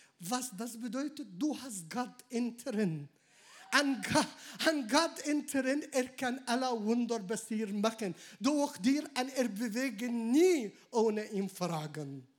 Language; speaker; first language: German; non-native, learner; Arabic